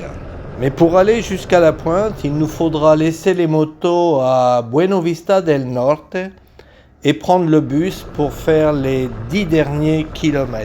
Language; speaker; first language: French; native; French